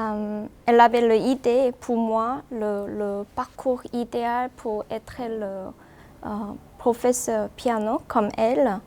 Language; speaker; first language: French; non-native, learner; Korean